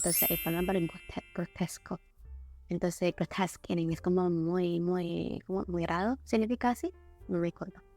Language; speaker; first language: Spanish; non-native, learner; Indonesian